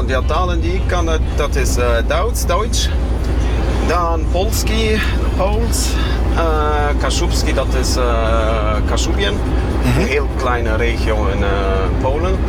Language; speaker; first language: Dutch; non-native, fluent; Kashubian